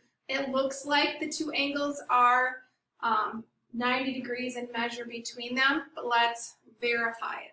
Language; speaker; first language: English; native; English